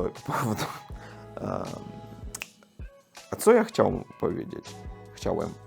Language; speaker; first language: Polish; non-native, learner; Russian